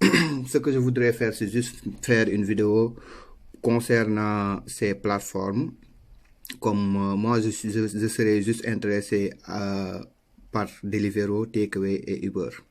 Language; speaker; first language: French; non-native, local second language; Wolof